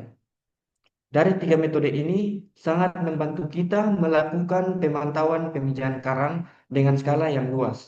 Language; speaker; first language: Indonesian; native; Indonesian